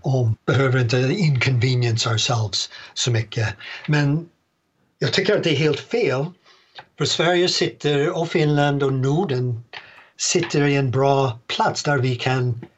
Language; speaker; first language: Swedish; non-native, fluent; English